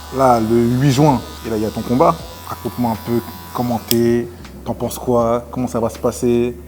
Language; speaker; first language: French; native; French